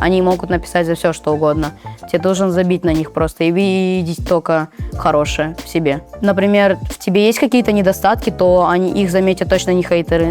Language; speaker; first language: Russian; native; Russian